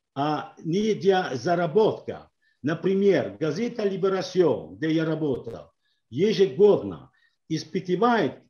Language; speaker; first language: Russian; non-native, learner; French